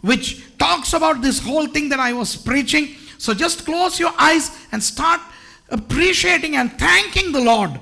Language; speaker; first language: English; non-native, local second language; Tamil